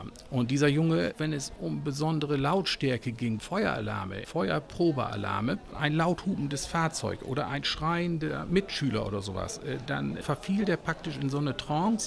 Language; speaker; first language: German; native; German